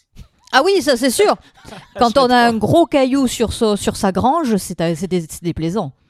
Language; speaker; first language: French; native; French